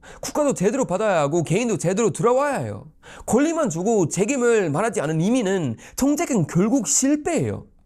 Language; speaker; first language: Korean; non-native, fluent; Swedish